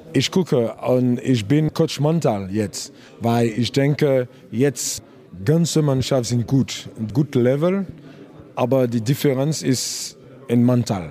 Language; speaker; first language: German; non-native, learner; French